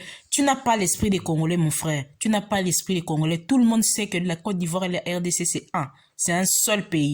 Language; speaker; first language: French; non-native, local second language; Lingala